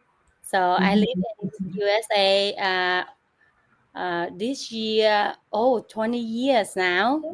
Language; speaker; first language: English; non-native, learner; Vietnamese